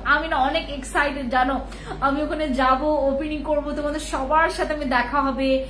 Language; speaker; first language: Bangla; non-native, local second language; Khasi